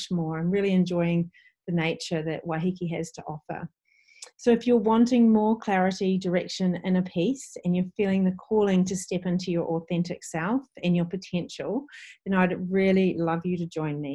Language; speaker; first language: English; native; English